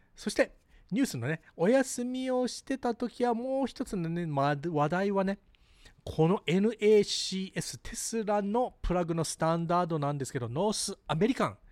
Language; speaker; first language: Japanese; early bilingual, heritage; Japanese